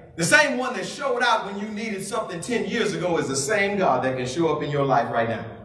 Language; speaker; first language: English; native; English